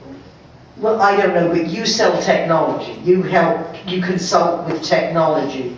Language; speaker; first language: English; native; English